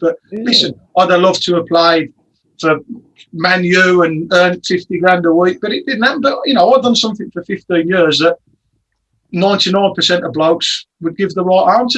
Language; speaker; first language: English; native; English